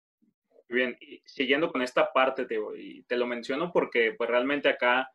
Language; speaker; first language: Spanish; native; Spanish